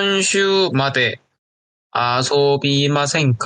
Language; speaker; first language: Japanese; non-native, learner; Korean